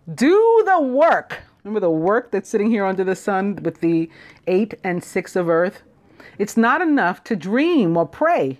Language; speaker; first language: English; native; English